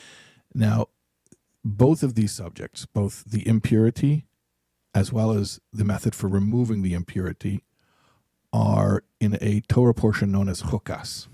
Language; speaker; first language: English; native; English